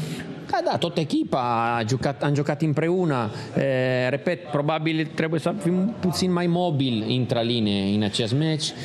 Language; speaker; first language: Romanian; non-native, learner; Italian